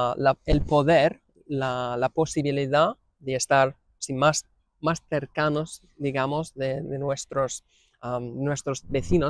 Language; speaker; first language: Spanish; non-native, fluent; English